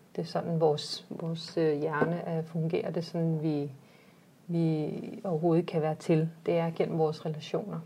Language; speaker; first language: Danish; early bilingual, other home language; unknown